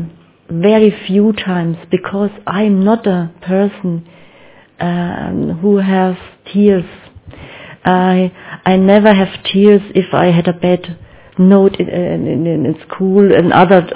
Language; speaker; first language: English; non-native, learner; German